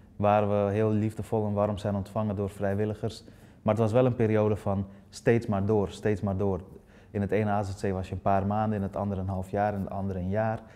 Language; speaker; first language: Dutch; early bilingual, other home language; Persian